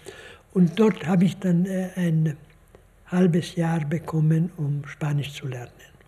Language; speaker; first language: German; non-native, fluent; Hungarian